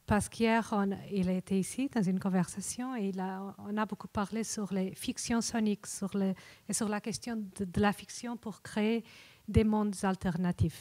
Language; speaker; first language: French; non-native, fluent; Portuguese